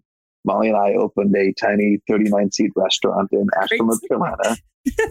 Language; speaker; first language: English; native; English